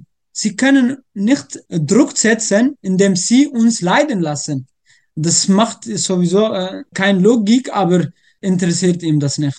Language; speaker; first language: German; non-native, learner; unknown